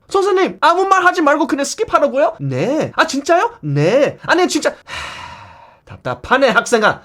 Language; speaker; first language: Korean; early bilingual, other home language; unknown